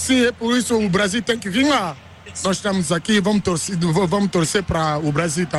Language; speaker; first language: Portuguese; non-native, learner; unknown